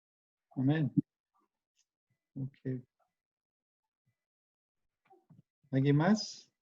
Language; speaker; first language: Spanish; non-native, fluent; English